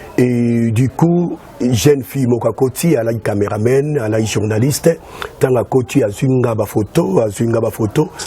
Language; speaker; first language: Lingala; native; Lingala